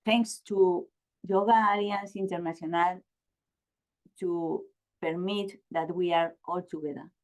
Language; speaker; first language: English; non-native, learner; Spanish